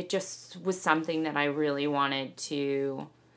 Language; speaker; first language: English; native; English